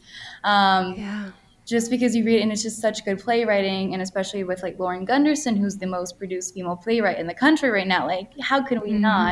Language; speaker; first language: English; native; English